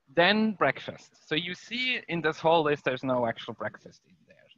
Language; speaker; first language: English; non-native, fluent; German